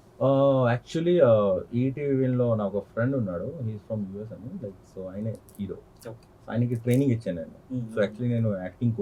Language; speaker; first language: Telugu; non-native, local second language; Hindi